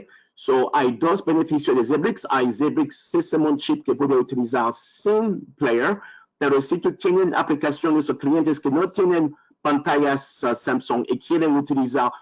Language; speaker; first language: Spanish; non-native, learner; French